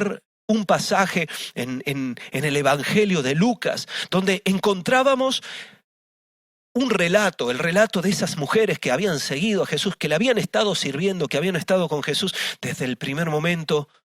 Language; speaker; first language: Spanish; native; Spanish